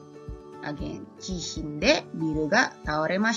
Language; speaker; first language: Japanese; non-native, fluent; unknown